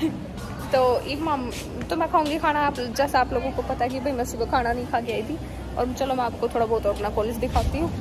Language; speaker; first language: Hindi; native; Hindi